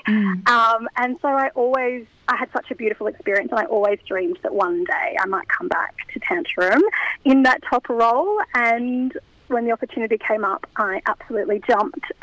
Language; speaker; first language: English; native; English